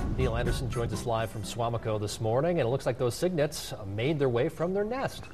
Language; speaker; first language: English; native; English